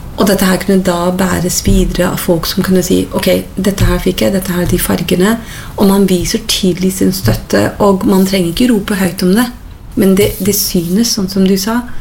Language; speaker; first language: Norwegian; non-native, fluent; English